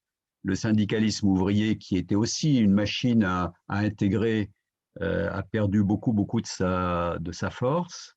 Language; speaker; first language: French; native; French